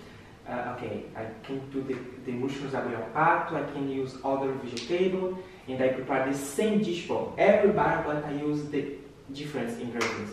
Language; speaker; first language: English; non-native, learner; Portuguese